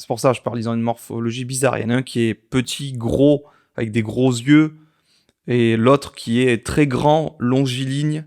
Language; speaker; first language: French; native; French